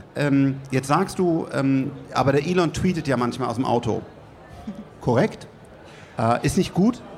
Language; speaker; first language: German; native; German